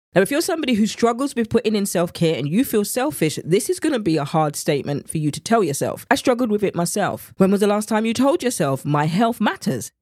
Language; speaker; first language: English; native; English